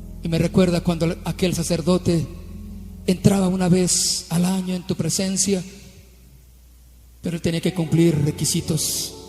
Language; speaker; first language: Spanish; native; Spanish